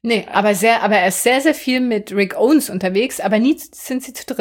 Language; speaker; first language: German; native; German